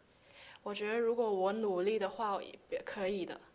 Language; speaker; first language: Chinese; early bilingual, heritage; Chinese